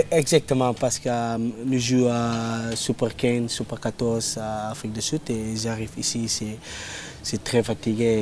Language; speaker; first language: French; non-native, learner; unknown